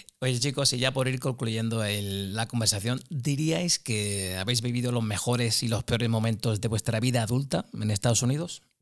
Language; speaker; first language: Spanish; native; Spanish